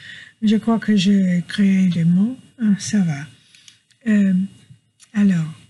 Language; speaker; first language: French; non-native, learner; English